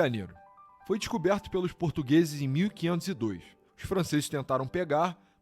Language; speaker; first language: Portuguese; native; Portuguese